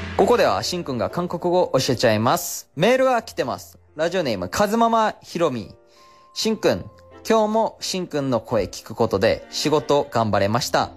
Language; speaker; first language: Japanese; non-native, fluent; Korean